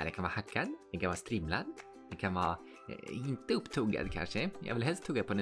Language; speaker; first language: Swedish; native; Swedish